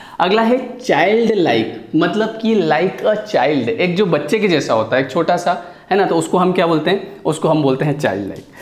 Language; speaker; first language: Hindi; native; Hindi